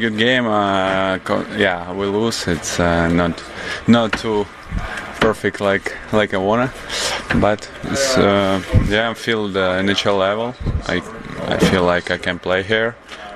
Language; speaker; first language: English; non-native, learner; Russian